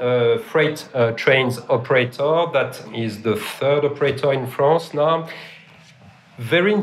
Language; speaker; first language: English; non-native, fluent; French